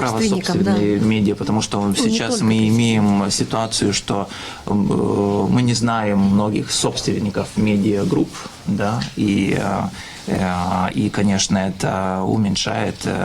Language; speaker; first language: Russian; non-native, fluent; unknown